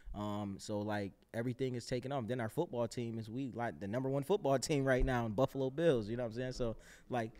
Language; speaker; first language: English; native; English